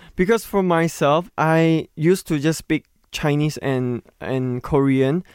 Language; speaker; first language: English; non-native, local second language; Chinese